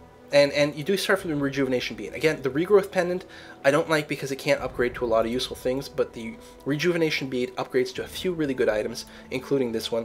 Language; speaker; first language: English; native; English